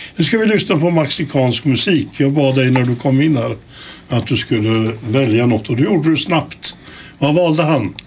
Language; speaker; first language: Swedish; native; Swedish